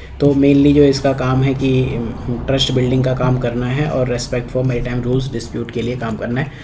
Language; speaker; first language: Hindi; native; Hindi